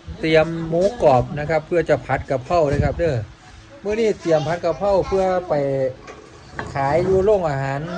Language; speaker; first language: Thai; non-native, local second language; Northeastern Thai